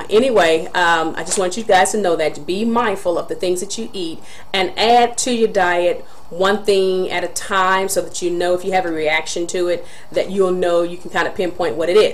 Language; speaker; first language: English; native; English